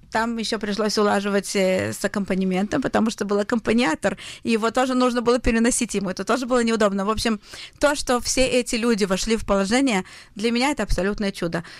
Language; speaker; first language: Russian; early bilingual, heritage; Russian